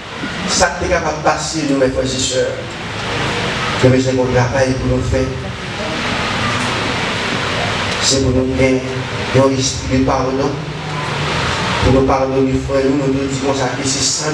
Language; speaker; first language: French; non-native, learner; Haitian Creole